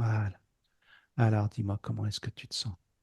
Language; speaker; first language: French; native; French